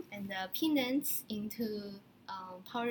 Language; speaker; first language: English; non-native, learner; Chinese